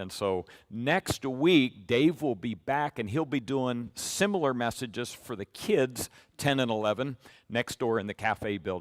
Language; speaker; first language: English; native; English